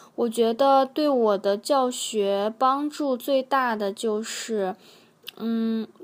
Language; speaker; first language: Chinese; native; Chinese